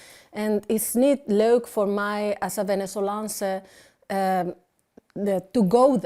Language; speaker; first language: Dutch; non-native, learner; Spanish